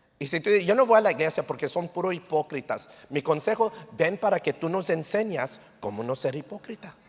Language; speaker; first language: Spanish; early bilingual, heritage; English